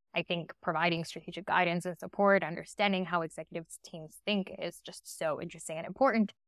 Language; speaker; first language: English; early bilingual, other home language; Spanish